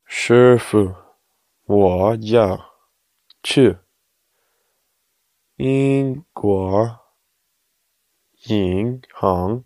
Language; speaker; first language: Chinese; non-native, learner; English